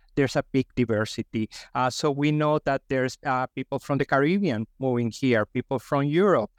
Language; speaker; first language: English; non-native, fluent; Spanish